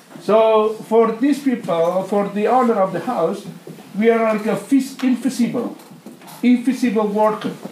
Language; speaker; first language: English; non-native, learner; Indonesian